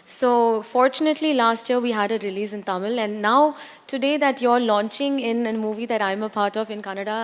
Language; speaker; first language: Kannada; non-native, learner; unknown